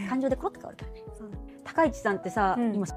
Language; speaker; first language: Japanese; native; Japanese